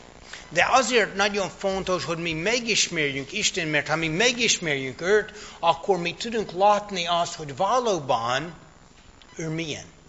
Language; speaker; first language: Hungarian; non-native, fluent; English